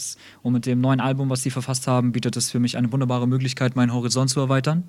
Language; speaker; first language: German; native; German